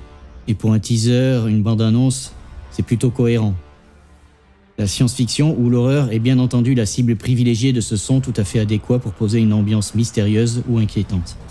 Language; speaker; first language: French; native; French